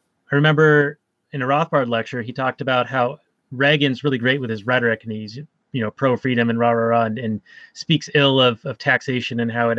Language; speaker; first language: English; native; English